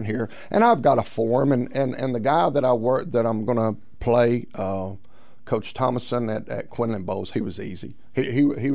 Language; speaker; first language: English; native; English